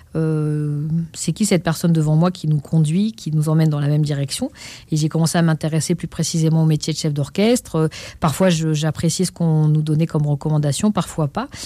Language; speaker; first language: French; native; French